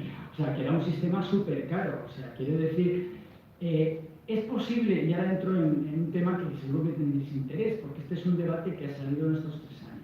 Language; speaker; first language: Spanish; native; Spanish